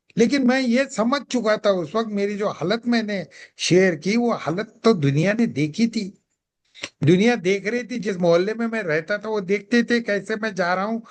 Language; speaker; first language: Hindi; non-native, local second language; Marathi